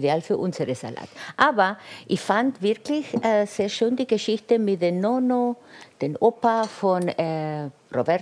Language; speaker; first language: German; non-native, fluent; Italian